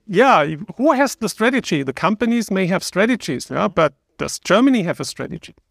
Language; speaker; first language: English; non-native, fluent; German